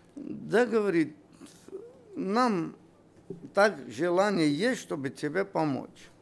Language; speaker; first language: Russian; non-native, local second language; Armenian